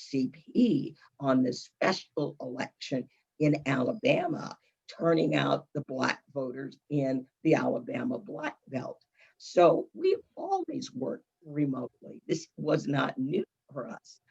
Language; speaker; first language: English; native; English